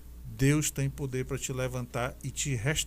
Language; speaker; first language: Portuguese; native; Portuguese